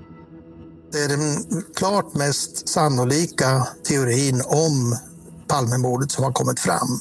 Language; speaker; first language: Swedish; native; Swedish